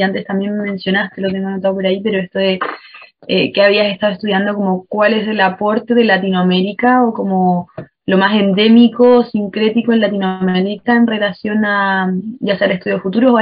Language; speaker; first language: Spanish; native; Spanish